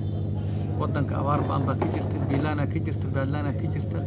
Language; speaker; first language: Somali; native; Somali